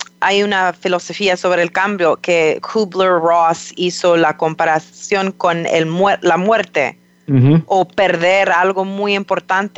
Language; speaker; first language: Spanish; non-native, fluent; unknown